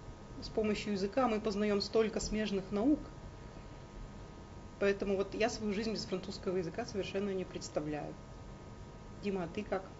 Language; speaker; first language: Russian; native; Russian